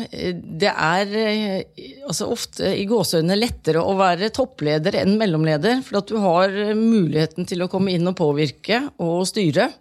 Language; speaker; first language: Norwegian; native; Norwegian